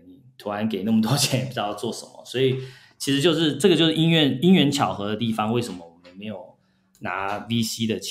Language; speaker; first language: Chinese; early bilingual, heritage; Chinese